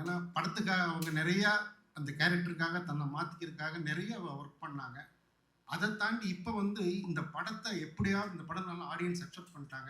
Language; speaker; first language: Tamil; native; Tamil